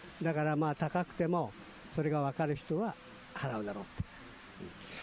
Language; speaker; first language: Japanese; native; Japanese